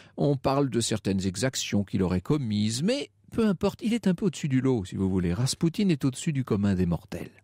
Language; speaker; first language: French; native; French